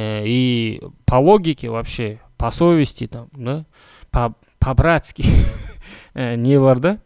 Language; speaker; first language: Russian; non-native, local second language; Kazakh